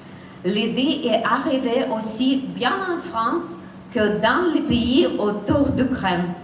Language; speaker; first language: French; non-native, fluent; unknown